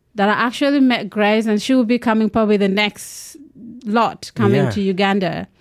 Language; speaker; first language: English; non-native, local second language; Acoli